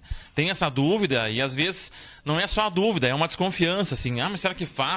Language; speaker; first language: Portuguese; native; Portuguese